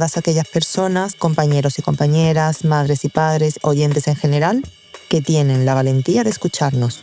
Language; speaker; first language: Spanish; native; Spanish